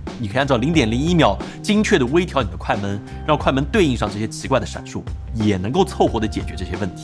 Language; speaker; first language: Chinese; native; Chinese